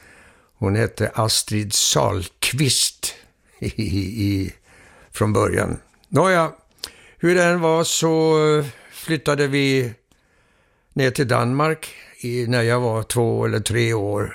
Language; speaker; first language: Swedish; early bilingual, heritage; Swedish